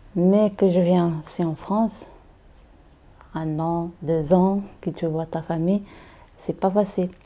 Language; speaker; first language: French; non-native, learner; Arabic